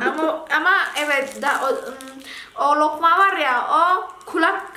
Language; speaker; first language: Turkish; non-native, learner; Indonesian